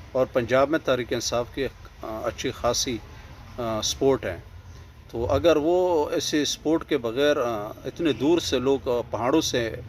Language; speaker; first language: Urdu; non-native, local second language; Pashto